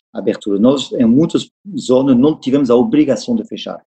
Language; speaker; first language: Portuguese; non-native, fluent; French